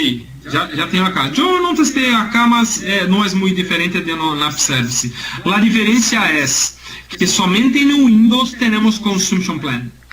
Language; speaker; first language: Spanish; non-native, learner; Portuguese